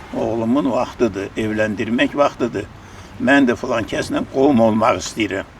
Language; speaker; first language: Azerbaijani; non-native, local second language; Lezghian